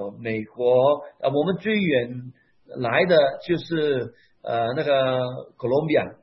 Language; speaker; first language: Chinese; non-native, local second language; Hakka Chinese